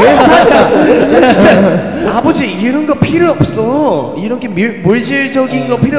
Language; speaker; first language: Korean; non-native, fluent; Chinese